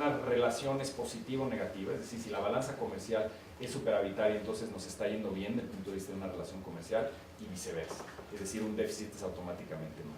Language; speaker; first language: Spanish; native; Spanish